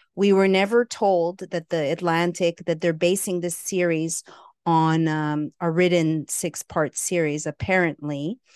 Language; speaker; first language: English; native; English